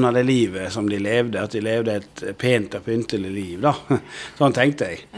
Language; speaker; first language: Norwegian; native; Norwegian